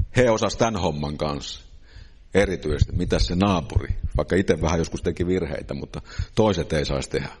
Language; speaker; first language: Finnish; native; Finnish